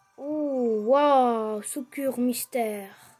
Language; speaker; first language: French; non-native, local second language; Arabic